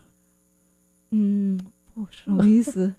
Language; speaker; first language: Chinese; non-native, learner; English